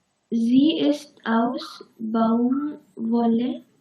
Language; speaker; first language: German; non-native, learner; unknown